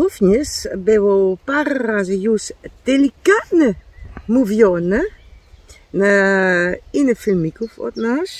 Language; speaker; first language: Polish; non-native, learner; Dutch